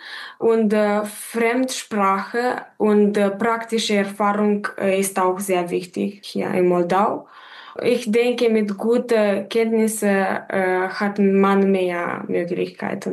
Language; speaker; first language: German; non-native, fluent; Romanian